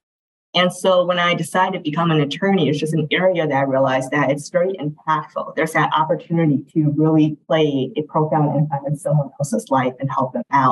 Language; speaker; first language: English; native; English